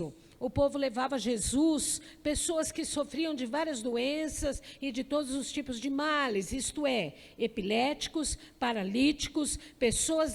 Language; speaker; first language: Portuguese; native; Portuguese